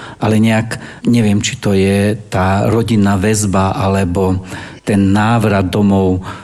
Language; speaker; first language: Slovak; non-native, local second language; German